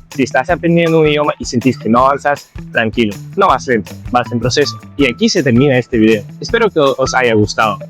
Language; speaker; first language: Spanish; non-native, fluent; Ukrainian